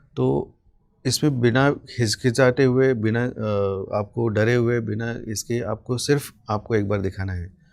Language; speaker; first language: Hindi; non-native, local second language; Marathi